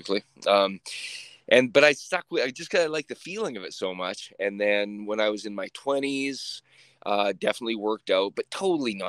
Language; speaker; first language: English; native; English